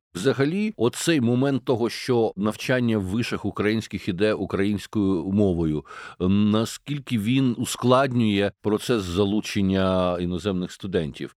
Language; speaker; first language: Ukrainian; native; Ukrainian